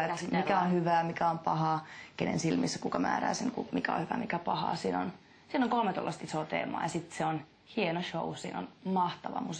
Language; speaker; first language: Finnish; native; Finnish